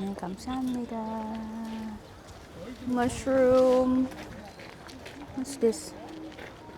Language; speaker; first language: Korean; non-native, learner; Filipino